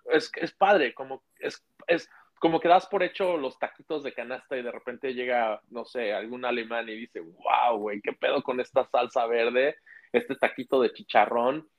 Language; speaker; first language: Spanish; native; Spanish